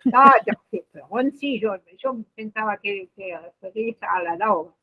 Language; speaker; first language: Spanish; non-native, fluent; German